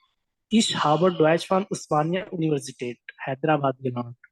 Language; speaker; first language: German; non-native, learner; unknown